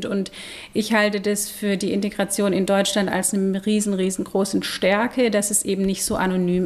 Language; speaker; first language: German; native; German